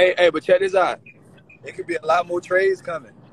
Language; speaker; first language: English; native; English